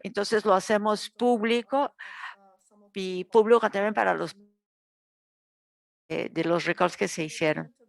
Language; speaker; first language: Spanish; non-native, fluent; English